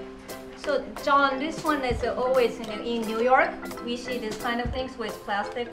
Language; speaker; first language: English; non-native, fluent; Japanese